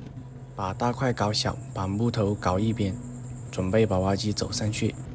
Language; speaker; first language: Chinese; native; Chinese